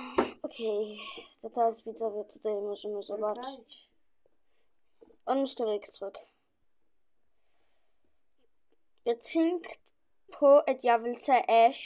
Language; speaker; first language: Danish; early bilingual, other home language; Polish